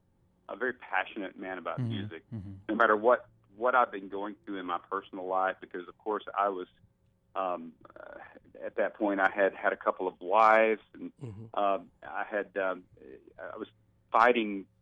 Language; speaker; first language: English; native; English